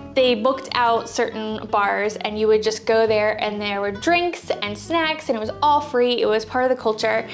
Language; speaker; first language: English; native; English